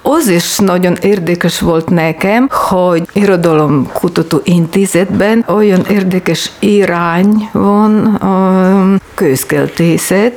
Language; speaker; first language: Hungarian; non-native, learner; Ukrainian